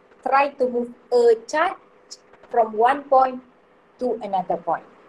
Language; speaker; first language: English; non-native, local second language; Malay